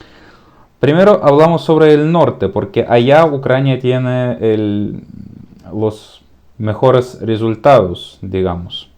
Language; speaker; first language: Spanish; non-native, fluent; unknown